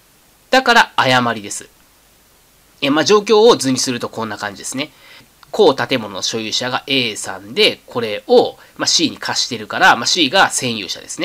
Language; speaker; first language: Japanese; native; Japanese